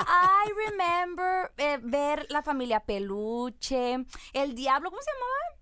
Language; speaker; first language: Spanish; early bilingual, other home language; English